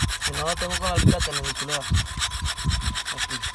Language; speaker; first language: Spanish; native; Spanish